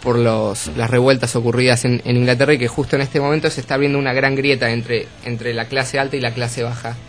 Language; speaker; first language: Spanish; native; Spanish